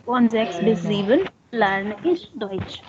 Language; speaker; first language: German; non-native, learner; Hindi